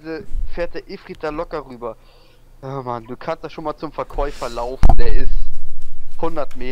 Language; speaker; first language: German; native; German